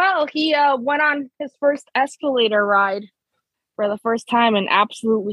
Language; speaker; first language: English; early bilingual, other home language; Spanish